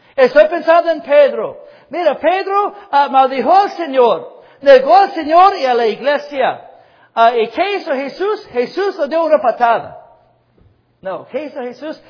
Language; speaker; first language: Spanish; non-native, fluent; English